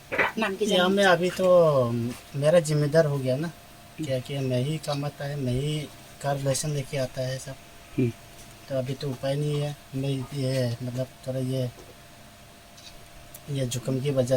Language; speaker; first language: Hindi; non-native, local second language; Garo